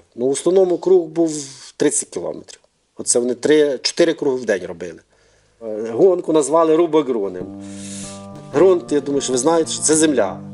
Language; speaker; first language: Ukrainian; native; Ukrainian